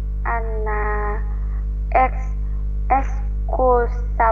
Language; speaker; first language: Russian; non-native, learner; Vietnamese